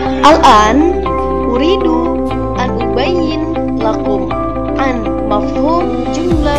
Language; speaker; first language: Arabic; non-native, learner; Indonesian